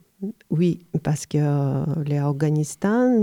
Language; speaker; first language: French; non-native, learner; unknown